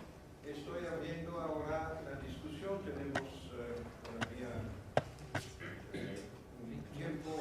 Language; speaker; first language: Spanish; non-native, fluent; French